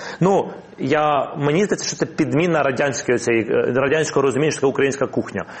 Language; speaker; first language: Ukrainian; non-native, local second language; Russian